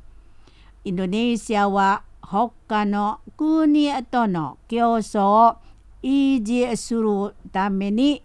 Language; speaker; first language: Japanese; non-native, fluent; Indonesian